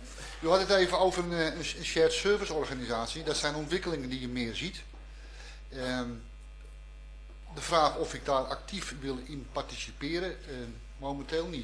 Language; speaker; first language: Dutch; native; Dutch